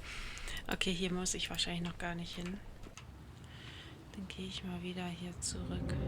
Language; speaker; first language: German; native; German